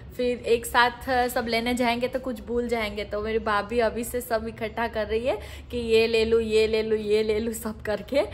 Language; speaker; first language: Hindi; non-native, local second language; Gujarati